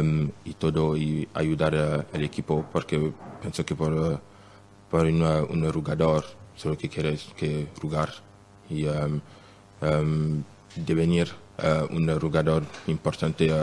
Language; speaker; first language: Spanish; non-native, learner; French